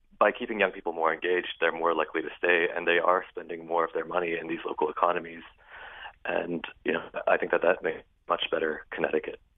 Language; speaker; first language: English; native; English